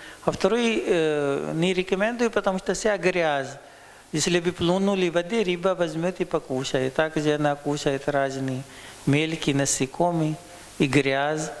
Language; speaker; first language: Russian; non-native, learner; Hindi